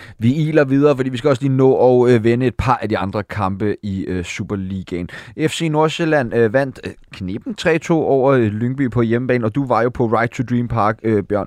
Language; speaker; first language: Danish; native; Danish